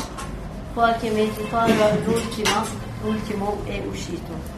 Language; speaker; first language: Italian; non-native, learner; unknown